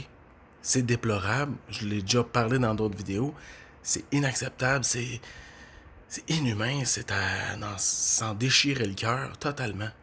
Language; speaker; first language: French; native; French